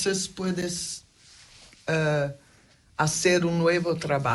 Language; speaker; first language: Spanish; non-native, fluent; Portuguese